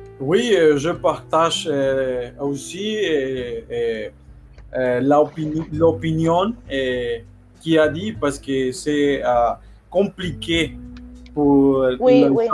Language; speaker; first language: French; non-native, learner; Spanish